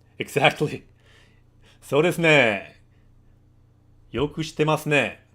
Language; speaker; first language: Japanese; non-native, learner; English